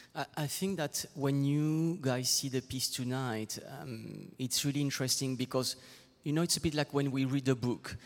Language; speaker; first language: English; non-native, fluent; French